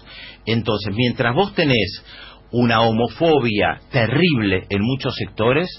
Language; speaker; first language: Spanish; native; Spanish